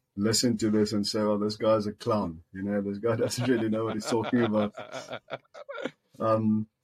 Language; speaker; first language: English; non-native, local second language; Afrikaans